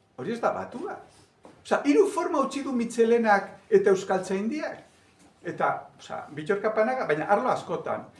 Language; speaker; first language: Basque; native; Basque